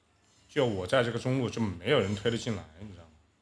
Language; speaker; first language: Chinese; native; Chinese